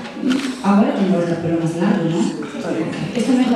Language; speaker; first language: Spanish; non-native, learner; Italian